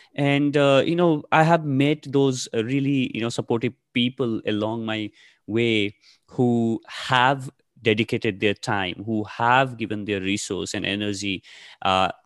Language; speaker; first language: English; non-native, local second language; Nepali